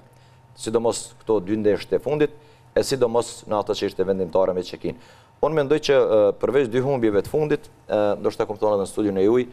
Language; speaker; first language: Albanian; native; Albanian